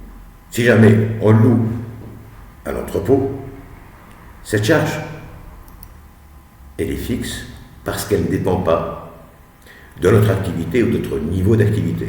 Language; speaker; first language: French; non-native, local second language; Arabic